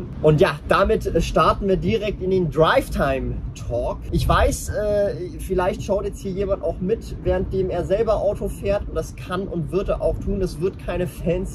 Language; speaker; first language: German; native; German